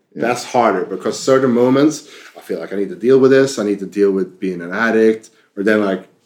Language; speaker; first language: English; non-native, fluent; Swedish